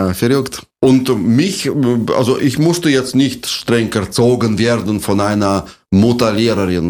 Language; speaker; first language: German; non-native, fluent; Russian